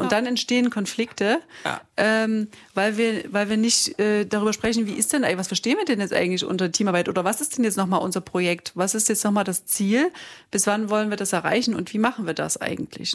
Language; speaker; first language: German; native; German